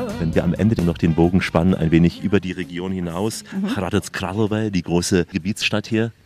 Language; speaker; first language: German; native; German